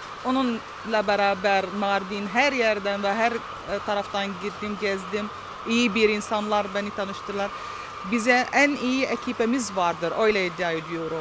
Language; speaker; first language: Turkish; non-native, fluent; Arabic